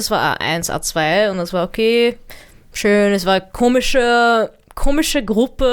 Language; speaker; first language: German; early bilingual, other home language; Arabic